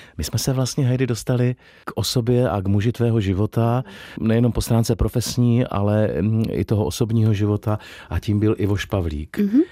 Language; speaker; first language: Czech; native; Czech